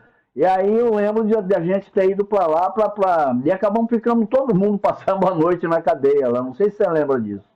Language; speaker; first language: Portuguese; native; Portuguese